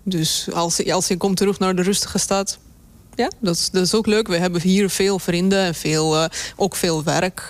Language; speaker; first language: Dutch; non-native, fluent; Russian